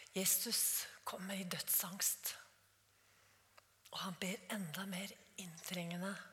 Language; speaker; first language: Norwegian; native; Norwegian